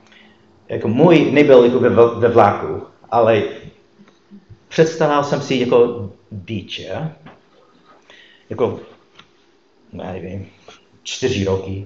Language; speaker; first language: Czech; non-native, fluent; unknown